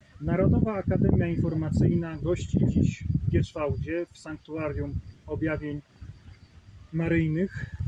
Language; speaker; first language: Polish; native; Polish